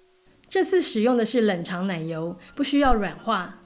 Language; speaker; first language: Chinese; native; Chinese